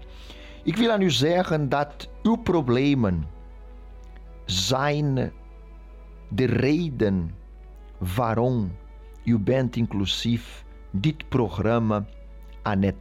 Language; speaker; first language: Dutch; non-native, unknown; Portuguese